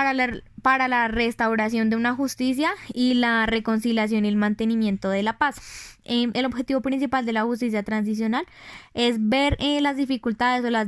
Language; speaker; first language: Spanish; native; Spanish